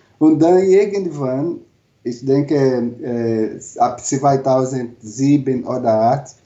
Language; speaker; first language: German; non-native, learner; Portuguese